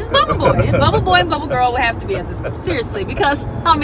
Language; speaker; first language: English; native; English